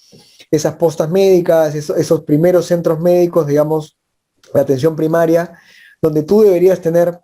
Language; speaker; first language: Spanish; native; Spanish